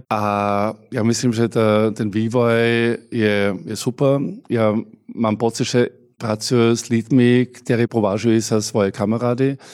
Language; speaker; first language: Czech; non-native, fluent; German